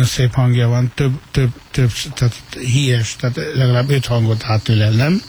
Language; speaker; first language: Hungarian; native; Hungarian